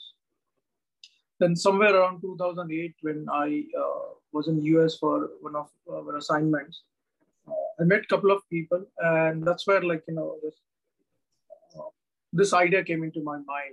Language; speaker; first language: English; non-native, local second language; Marathi